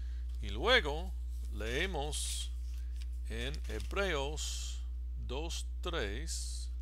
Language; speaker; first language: Spanish; non-native, fluent; English